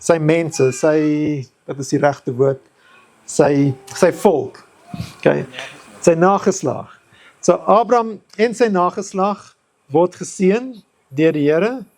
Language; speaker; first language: Afrikaans; non-native, local second language; English